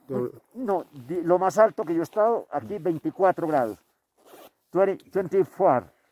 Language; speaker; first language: Spanish; native; Spanish